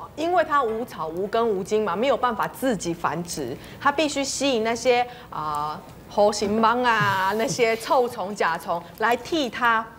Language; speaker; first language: Chinese; early bilingual, heritage; Spanish